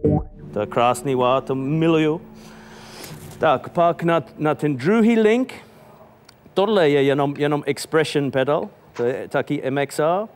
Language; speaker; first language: Czech; non-native, fluent; English